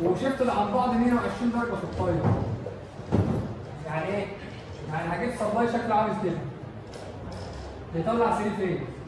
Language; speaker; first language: Arabic; native; Arabic